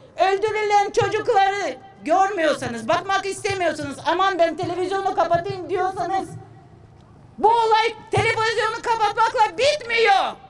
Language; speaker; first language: Turkish; non-native, fluent; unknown